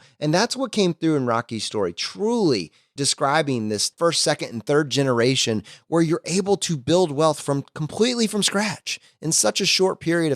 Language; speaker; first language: English; native; English